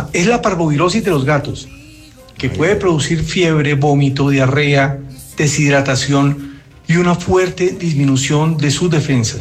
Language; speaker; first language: Spanish; native; Spanish